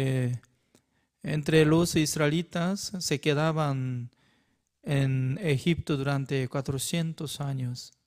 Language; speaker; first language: Spanish; non-native, fluent; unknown